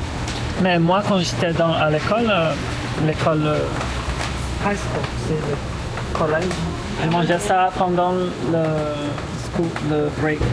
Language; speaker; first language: French; early bilingual, heritage; Portuguese